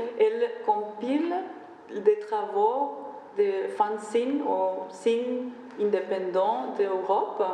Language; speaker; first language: French; non-native, fluent; Spanish